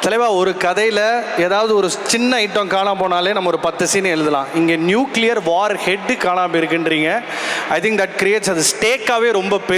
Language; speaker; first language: Tamil; native; Tamil